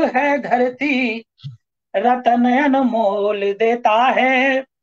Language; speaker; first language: Hindi; native; Hindi